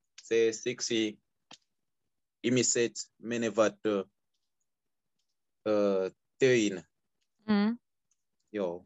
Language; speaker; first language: Finnish; non-native, learner; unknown